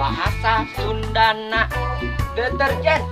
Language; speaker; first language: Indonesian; non-native, local second language; Sundanese